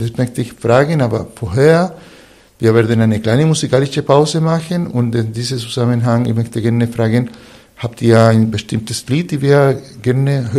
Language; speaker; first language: German; non-native, fluent; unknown